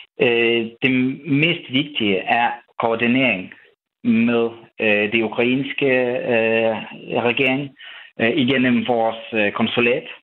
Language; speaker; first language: Danish; non-native, fluent; Ukrainian